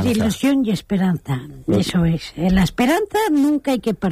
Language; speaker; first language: Spanish; native; Spanish